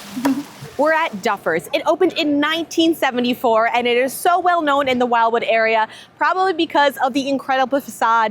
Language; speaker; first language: English; native; English